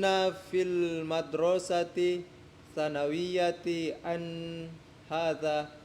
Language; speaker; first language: Arabic; non-native, learner; Indonesian